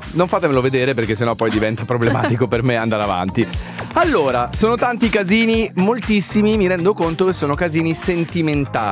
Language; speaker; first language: Italian; native; Italian